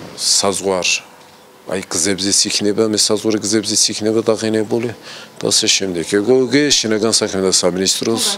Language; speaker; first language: Georgian; non-native, local second language; Azerbaijani